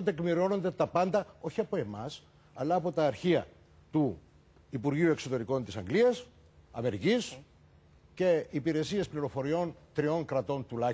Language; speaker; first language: Greek; native; Greek